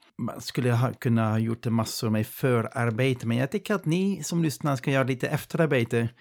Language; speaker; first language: Swedish; non-native, fluent; Dutch